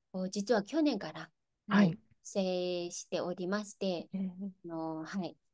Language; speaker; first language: Japanese; non-native, fluent; Chinese